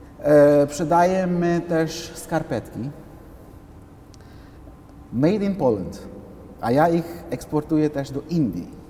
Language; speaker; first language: Polish; non-native, fluent; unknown